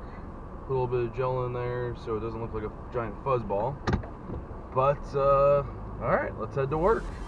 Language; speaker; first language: English; native; English